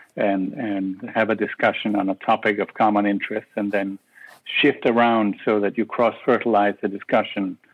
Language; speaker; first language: English; non-native, fluent; Danish